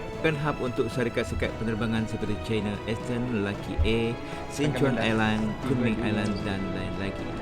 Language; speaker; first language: Malay; native; Malay